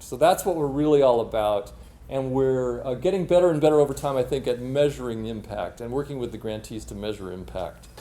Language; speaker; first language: English; native; English